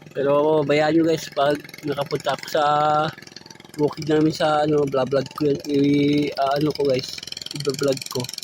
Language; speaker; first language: Filipino; non-native, local second language; Iloko